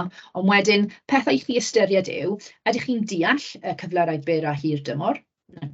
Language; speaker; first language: Welsh; native; Welsh